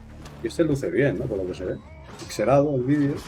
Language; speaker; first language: Spanish; native; Spanish